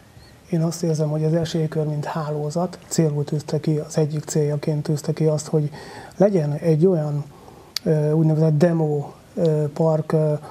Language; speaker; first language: Hungarian; native; Hungarian